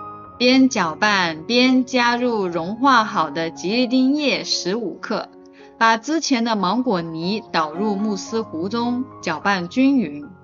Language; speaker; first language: Chinese; native; Chinese